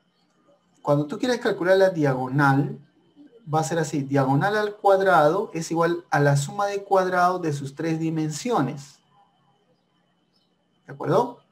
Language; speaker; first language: Spanish; native; Spanish